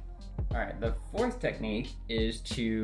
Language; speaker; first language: English; native; English